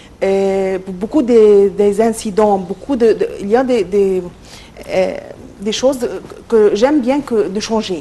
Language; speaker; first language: French; non-native, local second language; Arabic